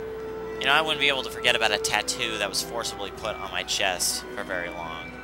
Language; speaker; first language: English; native; English